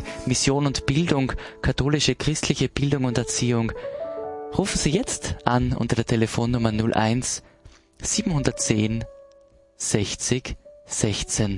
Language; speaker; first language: German; native; German